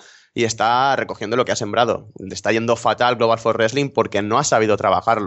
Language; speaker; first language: Spanish; native; Spanish